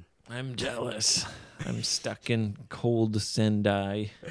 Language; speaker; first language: English; native; English